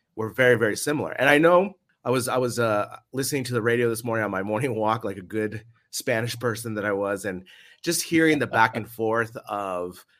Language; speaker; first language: English; native; English